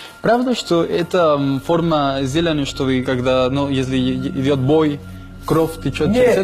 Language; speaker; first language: Russian; non-native, learner; Spanish